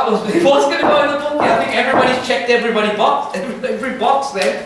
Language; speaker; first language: English; native; English